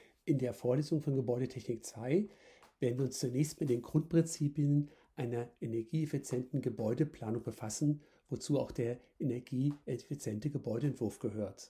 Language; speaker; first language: German; native; German